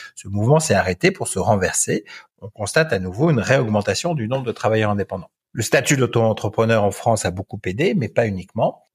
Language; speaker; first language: French; native; French